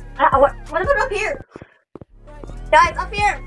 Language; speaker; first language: English; native; English